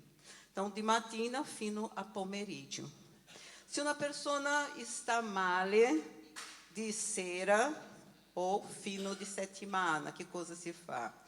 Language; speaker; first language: Italian; non-native, learner; Portuguese